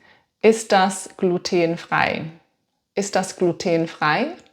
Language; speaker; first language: German; non-native, fluent; English